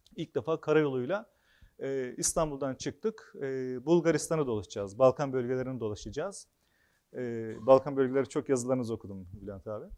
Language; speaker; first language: Turkish; native; Turkish